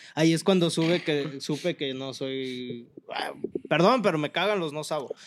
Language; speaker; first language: Spanish; early bilingual, heritage; Spanish